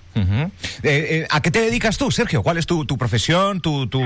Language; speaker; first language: Spanish; native; Spanish